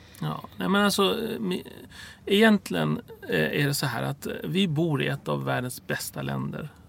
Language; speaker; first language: Swedish; early bilingual, other home language; Arabic